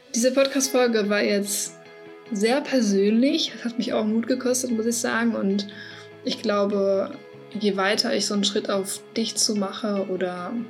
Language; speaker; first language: German; native; German